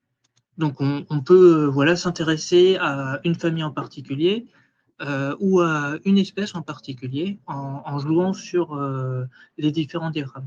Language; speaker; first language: French; native; French